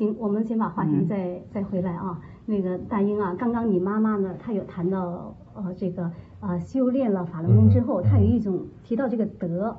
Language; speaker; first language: Chinese; native; Chinese